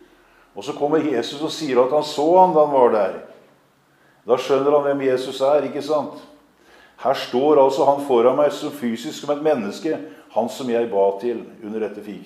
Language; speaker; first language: Norwegian; native; Norwegian